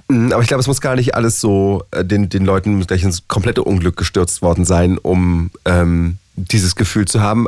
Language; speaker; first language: German; native; German